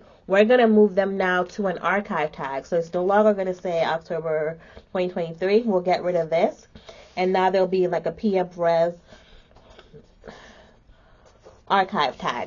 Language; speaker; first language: English; native; English